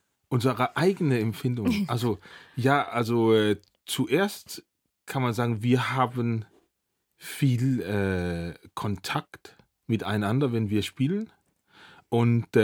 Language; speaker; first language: German; non-native, fluent; Danish